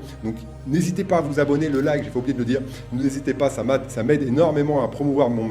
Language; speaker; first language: French; native; French